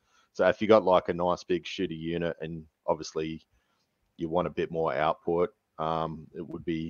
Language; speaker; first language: English; native; English